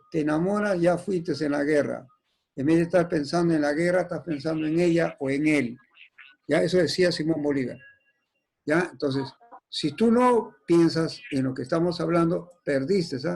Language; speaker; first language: Spanish; native; Spanish